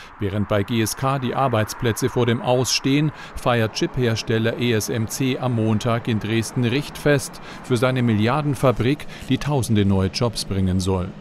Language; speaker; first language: German; native; German